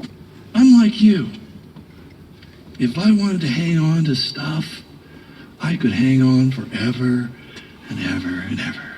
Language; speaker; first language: English; native; English